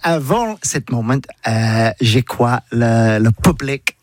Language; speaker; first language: French; non-native, learner; English